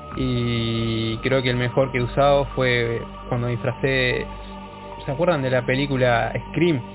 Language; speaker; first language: Spanish; native; Spanish